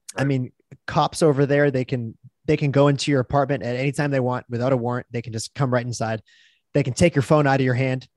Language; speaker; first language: English; native; English